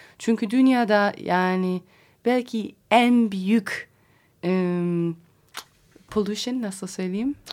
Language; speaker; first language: Turkish; non-native, learner; English